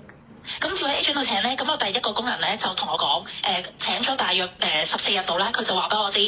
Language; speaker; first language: Cantonese; native; Cantonese